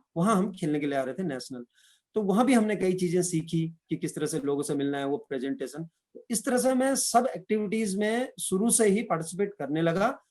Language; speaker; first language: Hindi; non-native, local second language; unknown